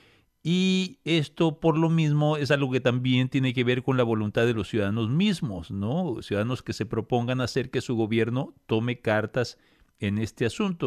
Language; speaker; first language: Spanish; native; Spanish